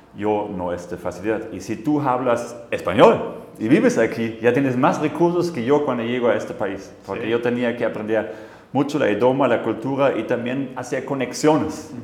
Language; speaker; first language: Spanish; non-native, fluent; German